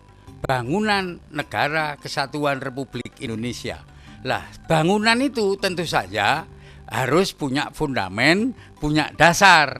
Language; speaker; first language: Indonesian; native; Indonesian